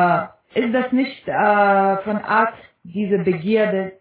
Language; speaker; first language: German; non-native, fluent; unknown